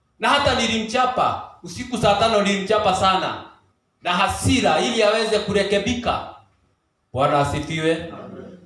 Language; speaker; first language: Swahili; non-native, local second language; Kikuyu